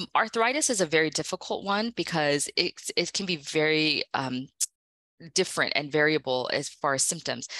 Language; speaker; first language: English; native; English